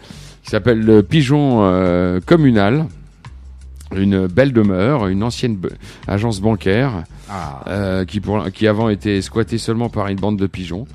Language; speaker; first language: French; native; French